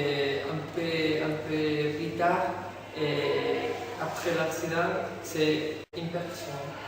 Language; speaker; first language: French; non-native, learner; Spanish